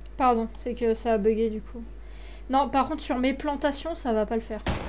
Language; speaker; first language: French; native; French